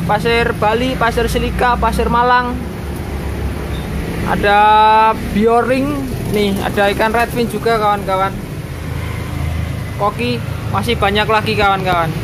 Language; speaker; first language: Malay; non-native, local second language; Javanese